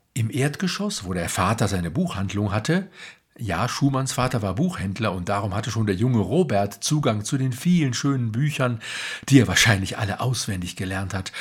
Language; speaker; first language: German; native; German